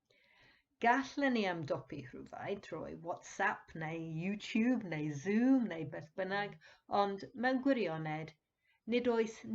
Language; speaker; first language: Welsh; non-native, fluent; English